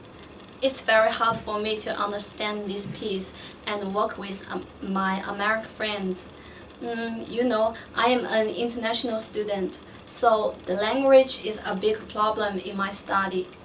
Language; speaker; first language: English; non-native, learner; Chinese